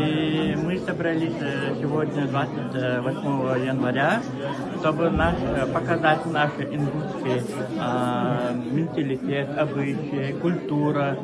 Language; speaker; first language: Russian; non-native, local second language; Ingush